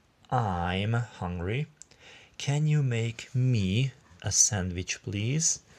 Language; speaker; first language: English; non-native, fluent; Hungarian